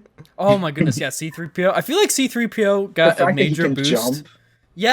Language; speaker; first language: English; native; English